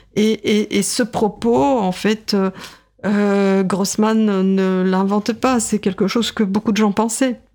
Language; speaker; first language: French; non-native, fluent; Russian